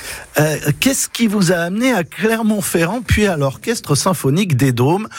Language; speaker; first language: French; native; French